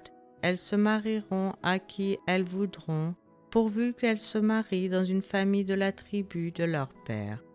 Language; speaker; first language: French; native; French